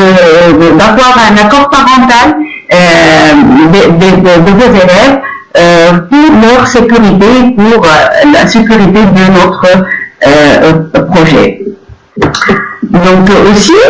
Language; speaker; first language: French; non-native, local second language; Arabic